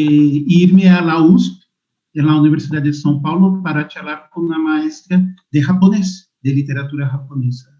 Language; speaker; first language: Spanish; non-native, fluent; Portuguese